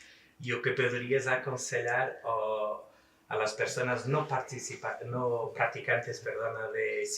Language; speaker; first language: Spanish; non-native, fluent; Portuguese